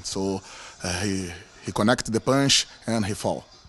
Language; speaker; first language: English; non-native, fluent; Portuguese